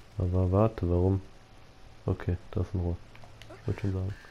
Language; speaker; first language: German; native; German